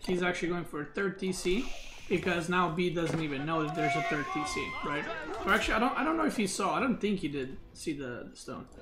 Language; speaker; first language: English; non-native, fluent; Serbian